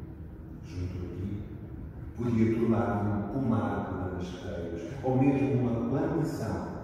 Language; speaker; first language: Portuguese; native; Portuguese